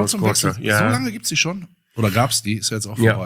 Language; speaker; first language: German; native; German